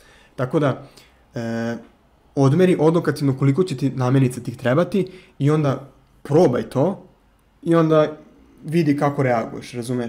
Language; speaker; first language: Serbian; native; Serbian